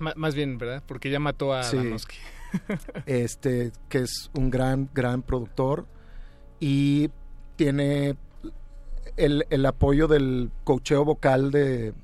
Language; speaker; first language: Spanish; native; Spanish